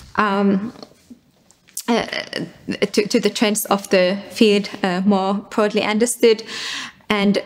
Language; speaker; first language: English; non-native, fluent; Finnish